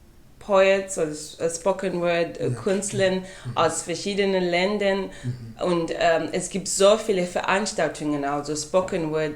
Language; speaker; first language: German; non-native, fluent; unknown